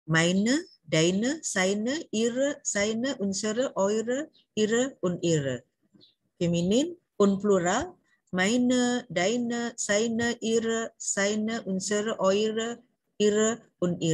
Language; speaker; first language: German; non-native, learner; Indonesian